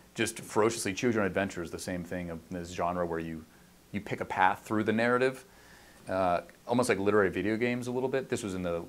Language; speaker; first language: English; native; English